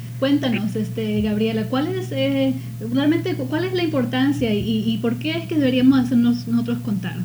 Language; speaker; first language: Spanish; early bilingual, heritage; Spanish